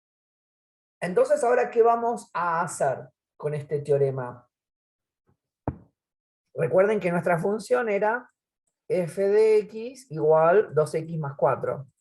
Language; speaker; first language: Spanish; native; Spanish